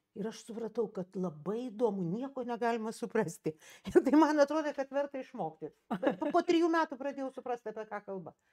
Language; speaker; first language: Lithuanian; native; Lithuanian